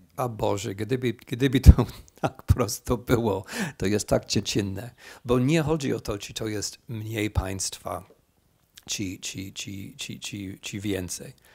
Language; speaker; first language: Polish; non-native, fluent; English